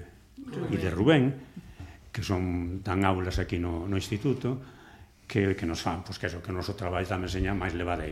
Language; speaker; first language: Galician; native; Galician